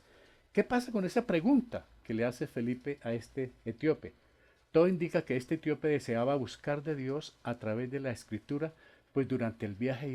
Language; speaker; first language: Spanish; native; Spanish